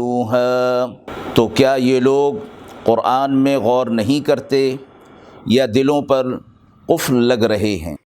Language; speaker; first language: Urdu; native; Urdu